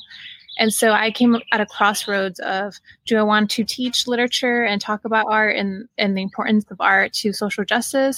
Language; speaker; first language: English; native; English